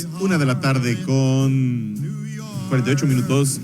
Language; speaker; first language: Spanish; native; Spanish